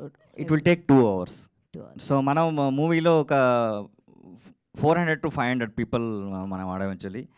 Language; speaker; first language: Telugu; non-native, learner; Kannada